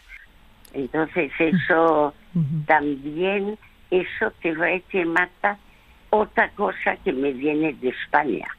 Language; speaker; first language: Spanish; early bilingual, other home language; French